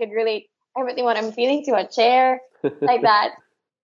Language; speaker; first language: English; non-native, local second language; Filipino